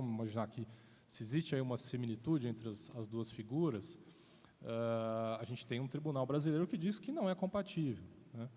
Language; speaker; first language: Portuguese; native; Portuguese